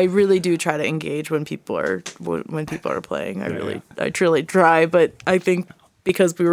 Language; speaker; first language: English; native; English